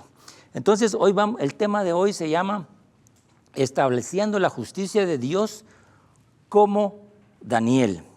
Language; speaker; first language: Spanish; native; Spanish